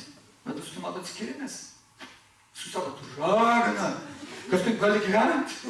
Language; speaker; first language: Lithuanian; native; Lithuanian